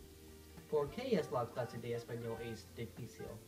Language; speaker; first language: Spanish; non-native, learner; English